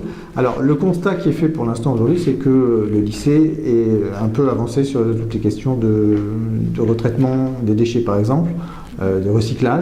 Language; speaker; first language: French; native; French